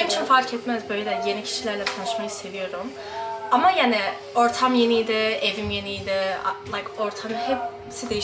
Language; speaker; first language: Turkish; early bilingual, heritage; Turkish